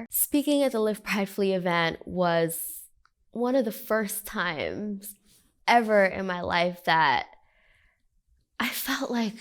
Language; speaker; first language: English; early bilingual, other home language; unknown